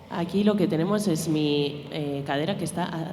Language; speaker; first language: Spanish; native; Spanish